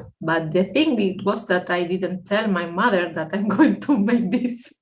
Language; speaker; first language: English; non-native, fluent; Spanish